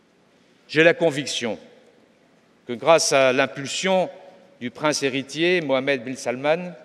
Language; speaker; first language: French; native; French